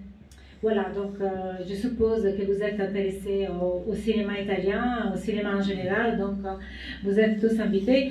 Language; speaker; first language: French; non-native, fluent; Italian